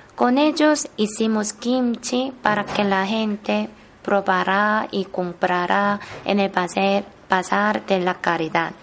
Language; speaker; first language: Spanish; non-native, fluent; Korean